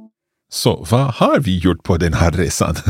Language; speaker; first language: Swedish; non-native, learner; English